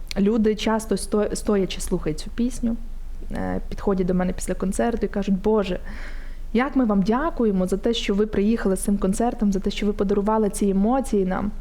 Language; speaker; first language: Ukrainian; native; Ukrainian